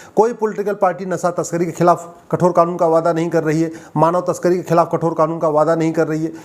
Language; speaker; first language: Hindi; native; Hindi